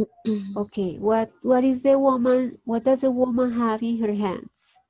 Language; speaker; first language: English; non-native, fluent; Spanish